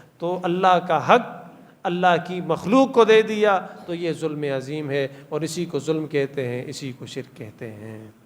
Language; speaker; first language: Urdu; non-native, local second language; Pashto